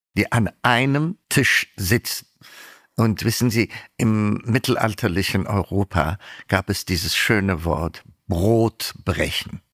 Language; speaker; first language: German; non-native, fluent; Amharic